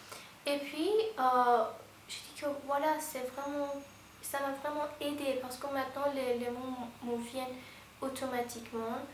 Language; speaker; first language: French; non-native, fluent; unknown